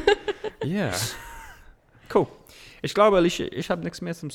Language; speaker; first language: German; non-native, learner; English